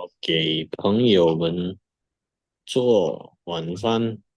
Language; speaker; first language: Chinese; non-native, learner; Indonesian